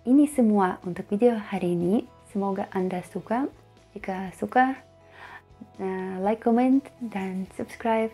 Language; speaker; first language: Indonesian; non-native, fluent; Russian